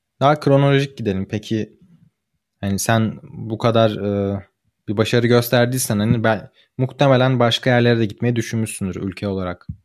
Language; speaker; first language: Turkish; native; Turkish